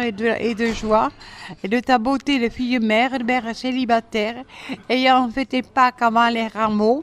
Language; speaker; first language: French; native; French